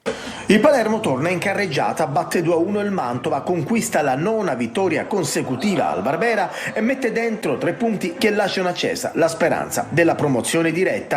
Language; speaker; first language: Italian; native; Italian